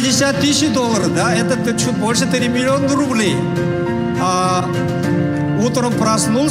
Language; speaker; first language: Russian; non-native, learner; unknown